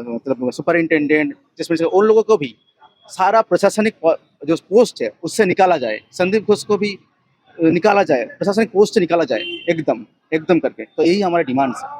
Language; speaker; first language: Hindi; non-native, local second language; Bangla